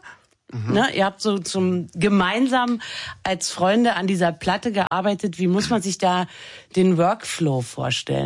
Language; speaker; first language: German; native; German